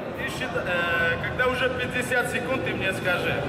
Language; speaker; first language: Russian; non-native, learner; Armenian